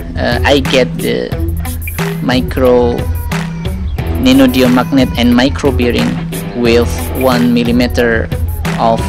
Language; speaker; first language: English; non-native, learner; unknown